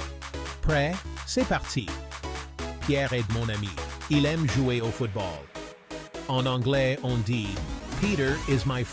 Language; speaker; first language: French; non-native, local second language; Haitian Creole